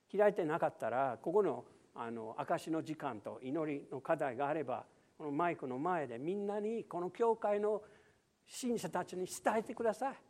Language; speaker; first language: Japanese; non-native, fluent; English